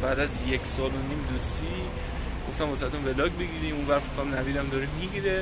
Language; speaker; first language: Persian; native; Persian